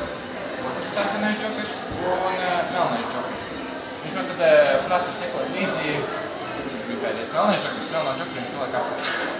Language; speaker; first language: Latvian; native; Latvian